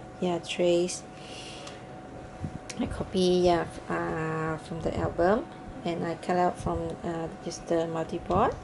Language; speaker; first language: English; non-native, learner; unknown